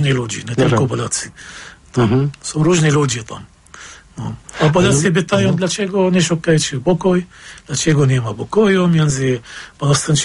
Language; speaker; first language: Polish; non-native, fluent; Arabic